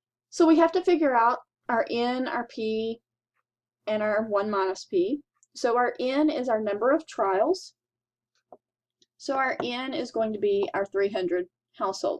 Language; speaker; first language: English; native; English